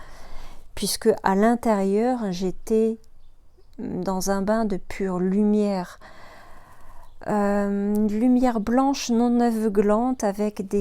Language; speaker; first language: French; native; French